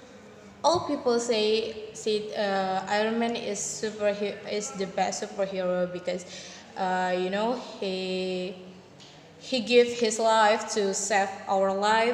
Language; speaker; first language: English; non-native, learner; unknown